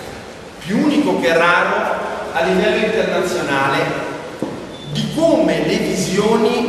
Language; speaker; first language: Italian; native; Italian